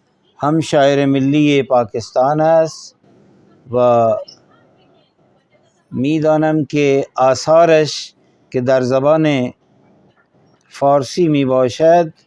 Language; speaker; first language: Persian; non-native, fluent; Urdu